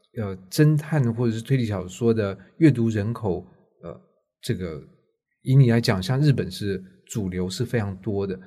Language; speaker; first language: Chinese; native; Chinese